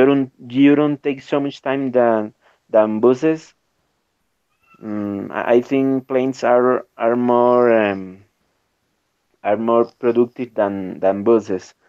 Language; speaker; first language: English; non-native, learner; Spanish